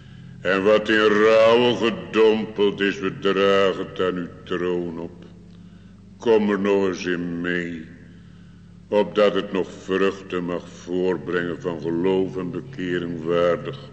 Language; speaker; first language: Dutch; native; Dutch